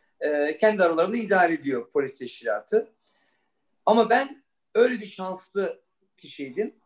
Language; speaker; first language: Turkish; early bilingual, heritage; Turkish